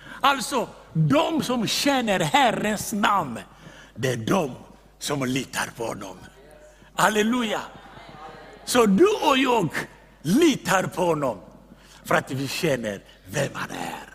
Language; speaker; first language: Swedish; non-native, fluent; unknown